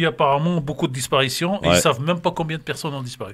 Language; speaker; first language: French; native; French